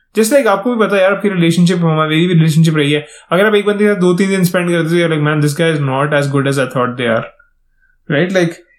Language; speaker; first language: Hindi; native; Hindi